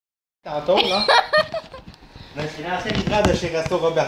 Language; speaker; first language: French; native; French